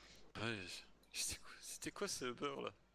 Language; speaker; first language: French; native; French